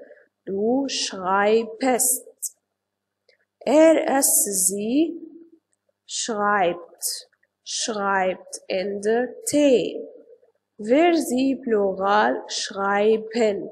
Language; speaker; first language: German; non-native, fluent; Arabic